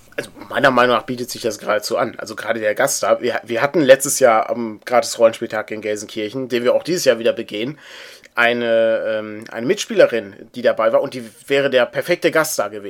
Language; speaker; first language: German; native; German